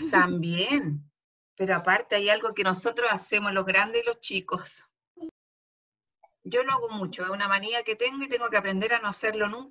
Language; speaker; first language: Spanish; native; Spanish